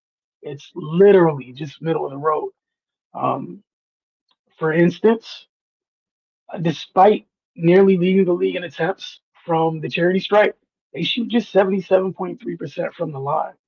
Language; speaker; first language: English; native; English